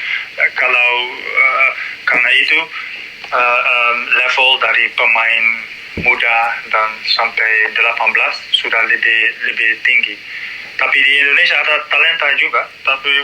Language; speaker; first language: Indonesian; non-native, learner; Dutch